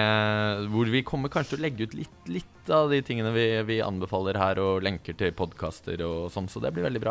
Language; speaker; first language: Norwegian; native; Norwegian